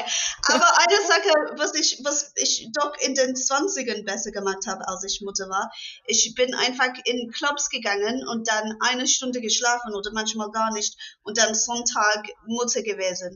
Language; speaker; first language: German; non-native, fluent; English